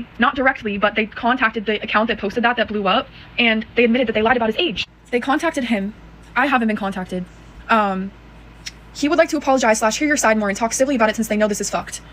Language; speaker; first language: English; native; English